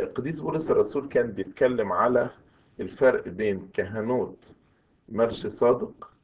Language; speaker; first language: Arabic; native; Arabic